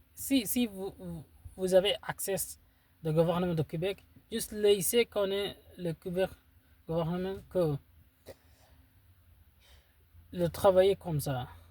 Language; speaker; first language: French; non-native, learner; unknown